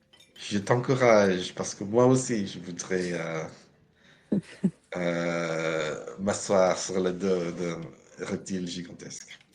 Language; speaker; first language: French; non-native, learner; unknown